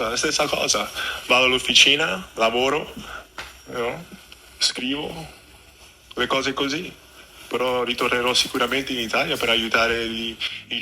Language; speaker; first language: Italian; early bilingual, other home language; English